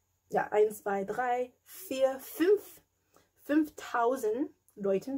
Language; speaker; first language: German; non-native, learner; English